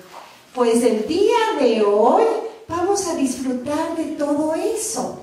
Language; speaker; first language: Spanish; native; Spanish